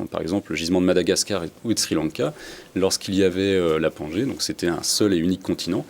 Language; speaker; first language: French; native; French